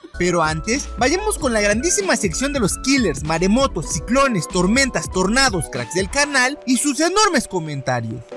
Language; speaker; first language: Spanish; native; Spanish